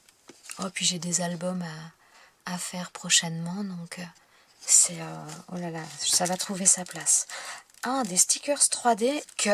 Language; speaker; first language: French; native; French